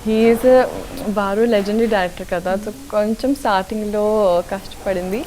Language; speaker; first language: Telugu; non-native, local second language; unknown